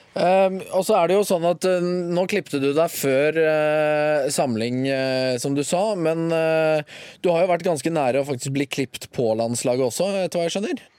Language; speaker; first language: Norwegian; native; Norwegian